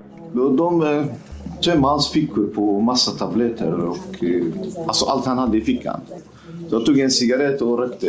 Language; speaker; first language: Swedish; non-native, fluent; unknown